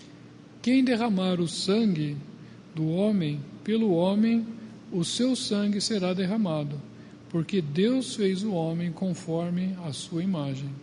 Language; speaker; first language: Portuguese; native; Portuguese